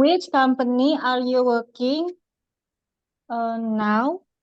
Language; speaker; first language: English; non-native, learner; Indonesian